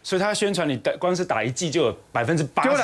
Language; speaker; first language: Chinese; native; Chinese